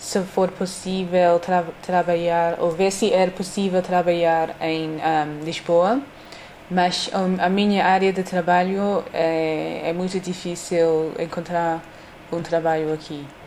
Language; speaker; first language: Portuguese; non-native, learner; English